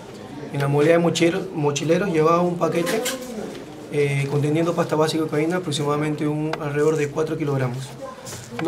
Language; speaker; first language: Spanish; native; Spanish